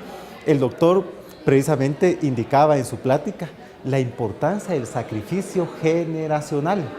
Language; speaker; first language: Spanish; native; Spanish